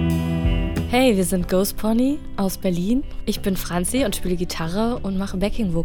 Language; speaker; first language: German; native; German